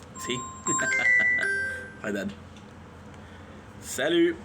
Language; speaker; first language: English; native; English